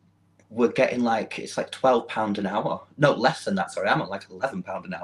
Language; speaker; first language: English; native; English